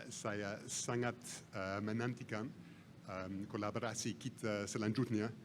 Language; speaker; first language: Indonesian; non-native, fluent; English